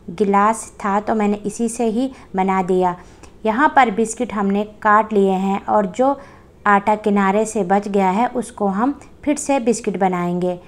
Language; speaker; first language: Hindi; native; Hindi